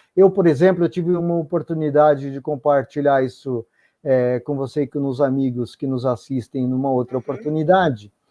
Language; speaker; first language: Portuguese; native; Portuguese